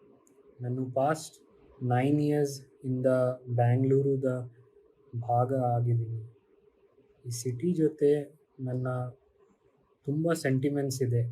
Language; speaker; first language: Kannada; non-native, learner; Hindi